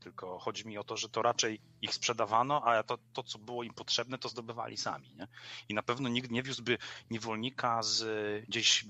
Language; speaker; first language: Polish; native; Polish